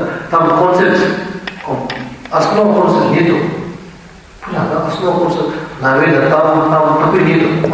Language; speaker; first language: Russian; non-native, learner; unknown